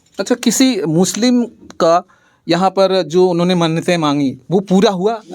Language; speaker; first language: Hindi; native; Hindi